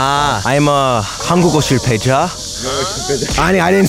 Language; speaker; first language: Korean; non-native, learner; English